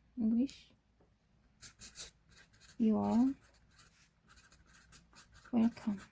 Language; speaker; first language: English; non-native, learner; Korean